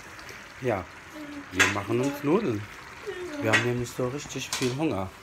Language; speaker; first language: German; early bilingual, other home language; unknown